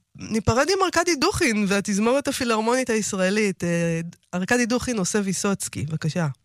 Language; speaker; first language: Hebrew; native; Hebrew